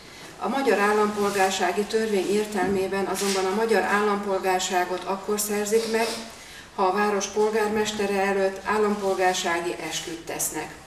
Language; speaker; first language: Hungarian; native; Hungarian